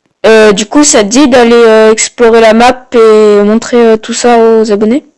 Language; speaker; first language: French; native; French